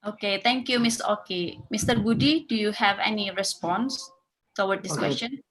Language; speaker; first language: English; non-native, fluent; Indonesian